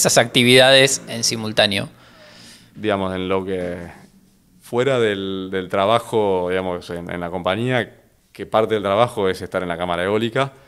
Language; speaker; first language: Spanish; native; Spanish